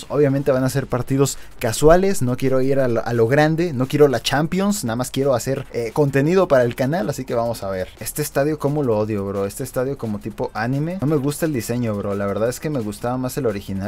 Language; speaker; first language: Spanish; native; Spanish